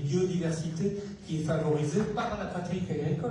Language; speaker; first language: French; native; French